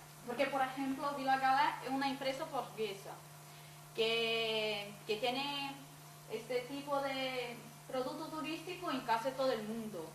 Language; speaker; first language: Spanish; non-native, fluent; Portuguese